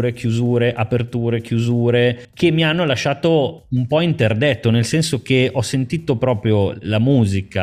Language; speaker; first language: Italian; native; Italian